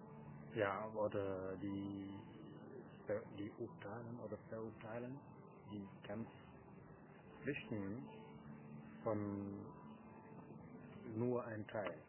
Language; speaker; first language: German; non-native, fluent; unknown